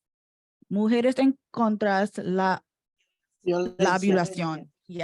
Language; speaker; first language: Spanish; non-native, learner; English